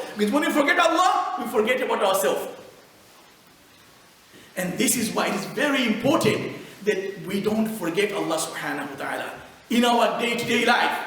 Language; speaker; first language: English; non-native, fluent; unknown